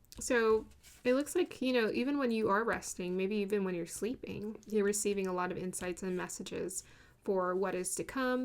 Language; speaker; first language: English; native; English